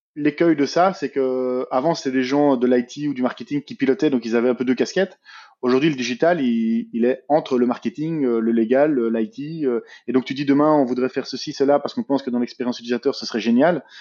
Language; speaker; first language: French; native; French